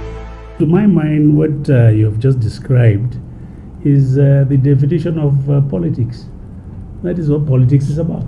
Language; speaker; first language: English; non-native, local second language; Hausa